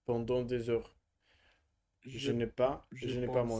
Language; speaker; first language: French; non-native, learner; Russian